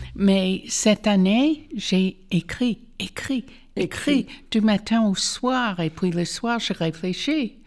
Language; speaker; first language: French; non-native, fluent; English